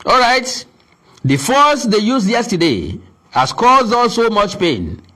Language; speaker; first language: English; non-native, local second language; Yoruba